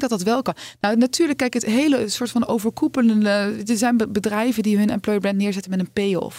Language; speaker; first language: Dutch; native; Dutch